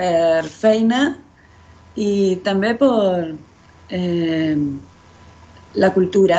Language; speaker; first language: Catalan; non-native, learner; Spanish